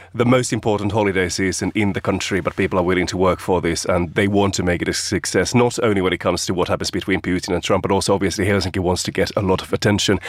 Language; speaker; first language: English; non-native, fluent; Finnish